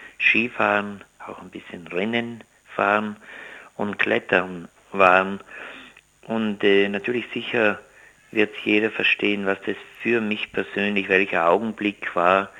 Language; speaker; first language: German; native; German